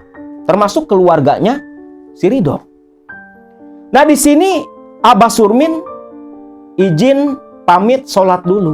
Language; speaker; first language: Indonesian; non-native, local second language; Sundanese